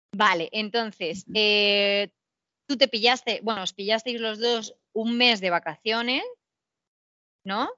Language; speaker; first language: Spanish; native; Spanish